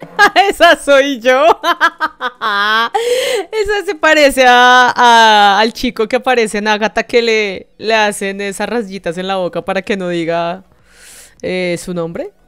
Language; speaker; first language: Spanish; native; Spanish